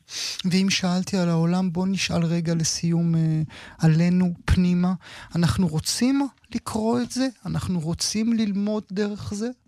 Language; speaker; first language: Hebrew; native; Hebrew